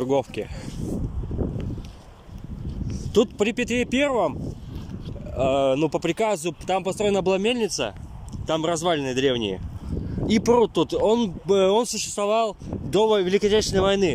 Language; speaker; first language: Russian; native; Russian